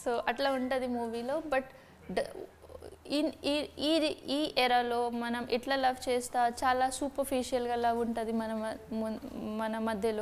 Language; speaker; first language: Telugu; non-native, fluent; Hindi